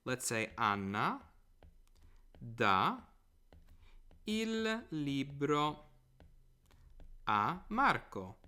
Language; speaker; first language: Italian; non-native, fluent; English